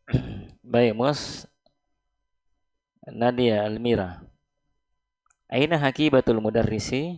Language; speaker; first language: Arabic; non-native, fluent; Indonesian